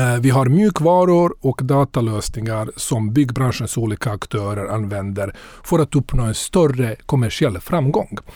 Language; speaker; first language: Swedish; non-native, fluent; Bosnian